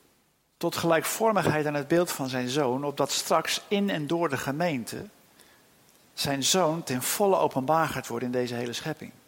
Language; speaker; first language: Dutch; native; Dutch